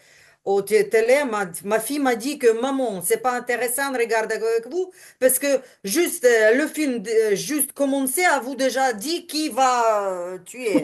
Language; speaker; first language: French; non-native, learner; Ukrainian